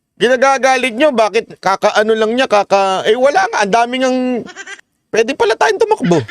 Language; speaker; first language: Filipino; native; Filipino